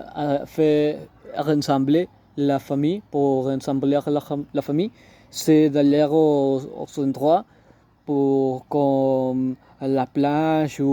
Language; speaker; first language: French; non-native, learner; Spanish